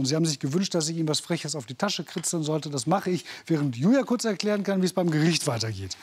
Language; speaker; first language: German; native; German